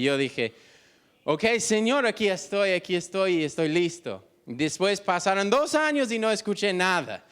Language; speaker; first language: Spanish; non-native, fluent; English